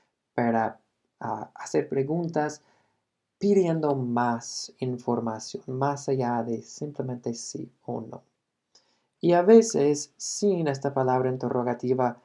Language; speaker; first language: Spanish; non-native, fluent; English